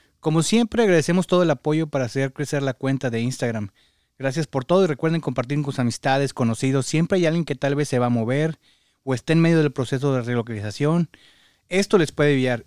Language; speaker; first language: Spanish; native; Spanish